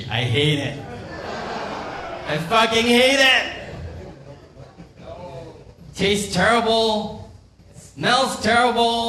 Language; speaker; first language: English; non-native, fluent; Korean